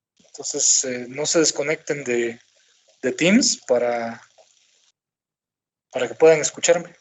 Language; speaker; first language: Spanish; native; Spanish